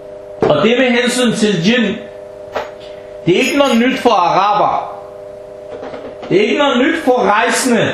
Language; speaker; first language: Danish; early bilingual, heritage; Danish